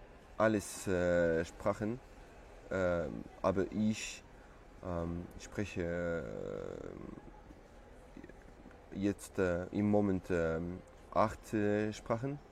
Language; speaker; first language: German; non-native, learner; French